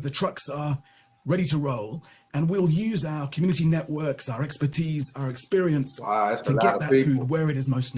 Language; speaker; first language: English; native; English